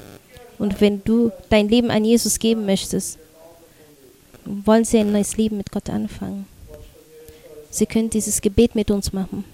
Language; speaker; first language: German; non-native, fluent; Portuguese